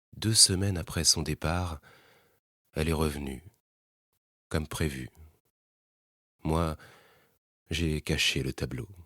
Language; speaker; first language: French; native; French